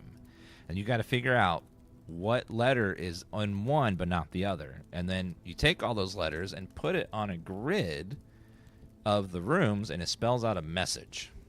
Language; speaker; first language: English; native; English